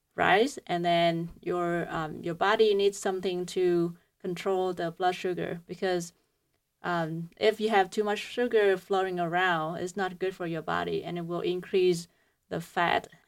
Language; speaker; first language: English; non-native, fluent; Vietnamese